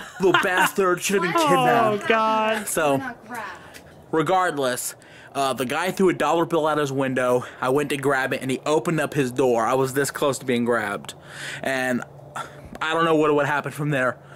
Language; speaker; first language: English; native; English